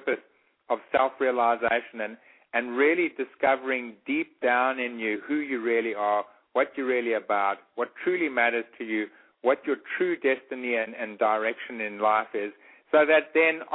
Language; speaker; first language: English; native; English